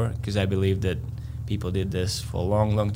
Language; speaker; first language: English; non-native, fluent; Latvian